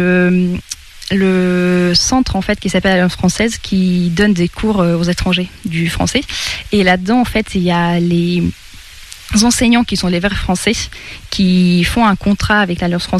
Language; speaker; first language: French; non-native, fluent; Russian